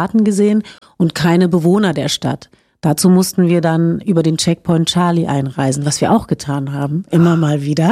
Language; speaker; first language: German; native; German